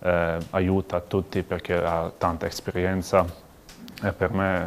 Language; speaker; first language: Italian; non-native, learner; Croatian